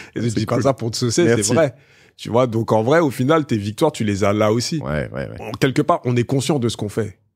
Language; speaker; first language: French; native; French